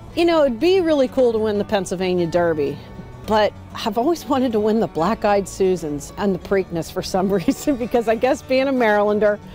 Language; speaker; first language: English; native; English